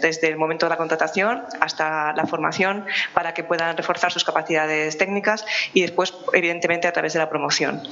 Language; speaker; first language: Spanish; native; Spanish